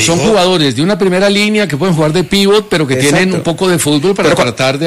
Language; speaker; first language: Spanish; native; Spanish